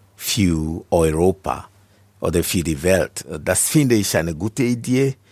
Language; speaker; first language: German; non-native, fluent; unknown